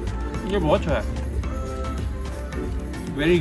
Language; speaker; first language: Hindi; native; Hindi